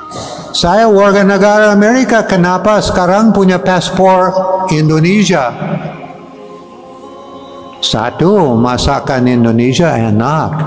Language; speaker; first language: Indonesian; non-native, fluent; English